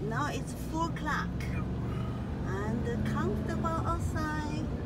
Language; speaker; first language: English; non-native, learner; Chinese